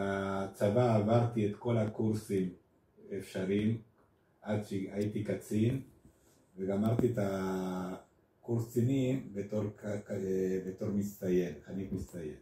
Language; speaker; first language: Hebrew; non-native, fluent; Spanish